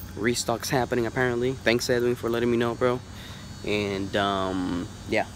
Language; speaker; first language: English; native; English